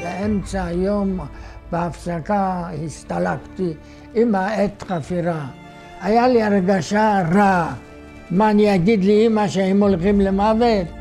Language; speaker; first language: Hebrew; non-native, fluent; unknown